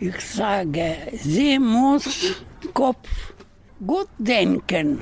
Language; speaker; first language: German; non-native, learner; Russian